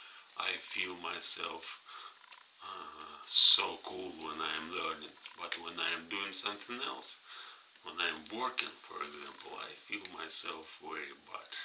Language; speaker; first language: English; non-native, fluent; Russian